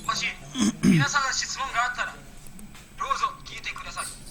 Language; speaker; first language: Japanese; non-native, learner; Indonesian